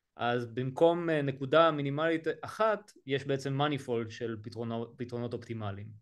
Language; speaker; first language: Hebrew; native; Hebrew